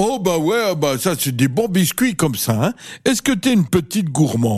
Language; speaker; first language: French; native; French